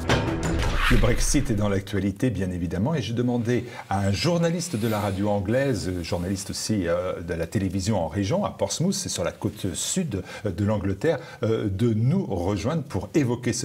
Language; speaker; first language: French; native; French